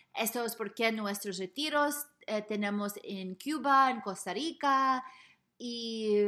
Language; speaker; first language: Spanish; non-native, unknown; English